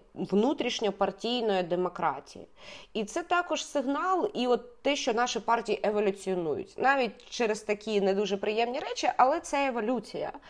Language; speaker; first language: Ukrainian; native; Ukrainian